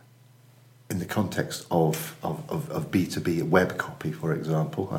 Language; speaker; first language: English; native; English